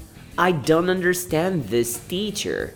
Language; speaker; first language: English; non-native, fluent; Portuguese